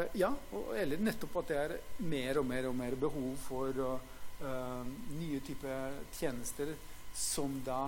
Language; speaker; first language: Norwegian; non-native, fluent; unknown